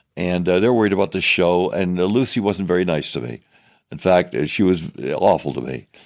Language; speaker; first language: English; native; English